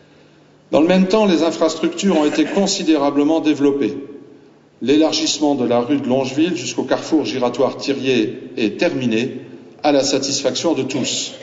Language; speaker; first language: French; native; French